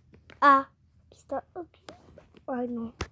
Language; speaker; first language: Spanish; early bilingual, heritage; Spanish